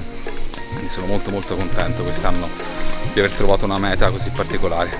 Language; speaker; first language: Italian; native; Italian